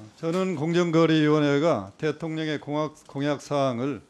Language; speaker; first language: Korean; native; Korean